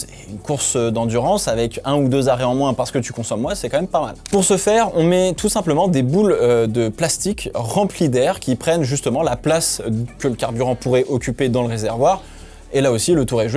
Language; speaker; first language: French; native; French